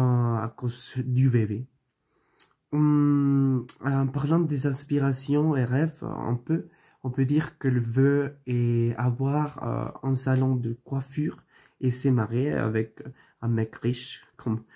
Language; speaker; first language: French; non-native, learner; Spanish